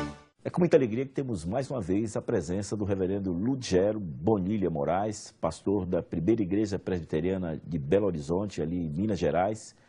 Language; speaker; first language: Portuguese; native; Portuguese